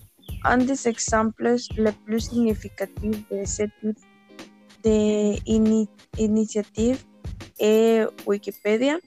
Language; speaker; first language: French; non-native, learner; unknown